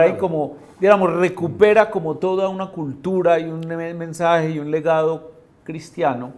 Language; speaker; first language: Spanish; native; Spanish